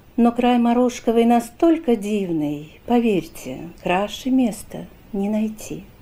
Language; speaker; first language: Russian; native; Russian